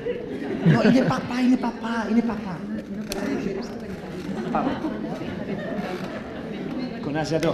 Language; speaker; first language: French; non-native, learner; Spanish